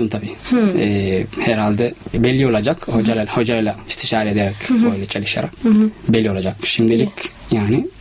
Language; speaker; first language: Turkish; non-native, fluent; Somali